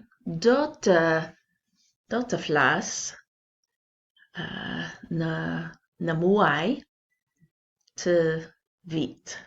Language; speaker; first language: Albanian; non-native, learner; English